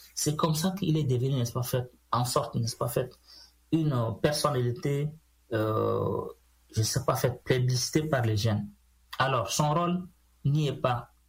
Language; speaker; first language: French; non-native, local second language; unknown